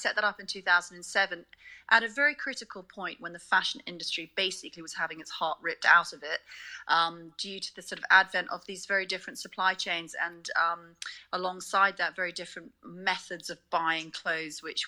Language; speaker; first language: English; native; English